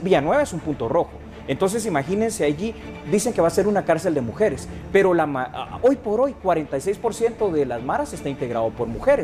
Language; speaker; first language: Spanish; native; Spanish